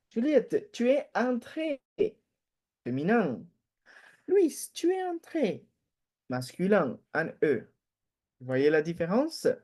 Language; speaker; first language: French; non-native, fluent; Spanish